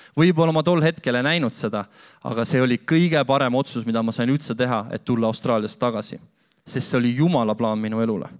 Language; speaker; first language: Estonian; native; Estonian